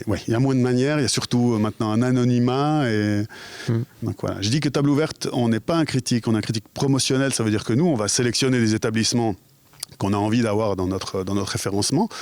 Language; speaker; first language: French; native; French